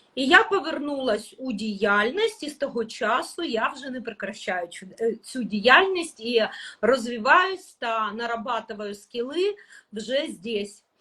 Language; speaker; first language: Ukrainian; non-native, local second language; Russian